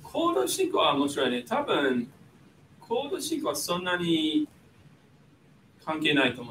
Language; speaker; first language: Japanese; non-native, fluent; English